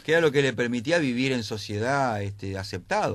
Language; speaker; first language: Spanish; native; Spanish